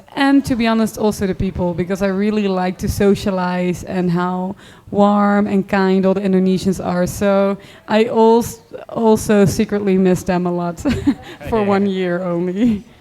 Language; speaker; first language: English; non-native, fluent; Dutch